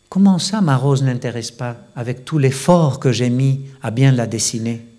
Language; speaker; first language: French; non-native, fluent; Spanish